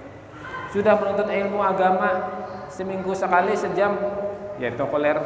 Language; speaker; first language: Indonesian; non-native, local second language; Banjar